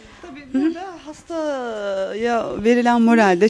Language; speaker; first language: Turkish; native; Turkish